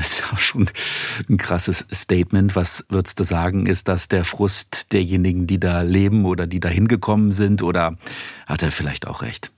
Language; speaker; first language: German; native; German